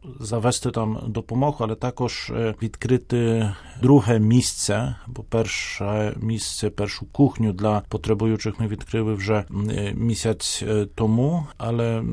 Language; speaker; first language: Ukrainian; non-native, fluent; Polish